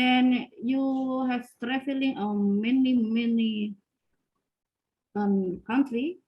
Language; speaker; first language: English; non-native, fluent; Indonesian